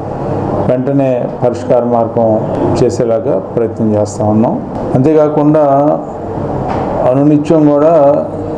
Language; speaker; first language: Telugu; native; Telugu